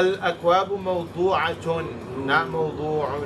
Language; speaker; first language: Arabic; early bilingual, heritage; Arabic